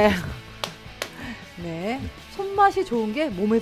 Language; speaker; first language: Korean; native; Korean